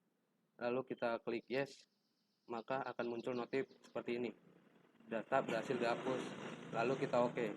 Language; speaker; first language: Indonesian; native; Indonesian